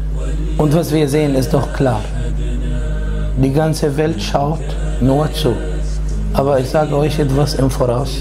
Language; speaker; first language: German; non-native, fluent; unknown